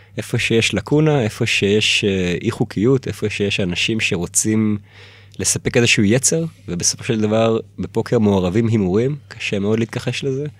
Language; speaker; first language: Hebrew; early bilingual, other home language; Russian